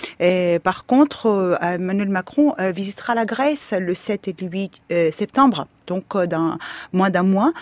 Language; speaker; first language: French; non-native, fluent; Greek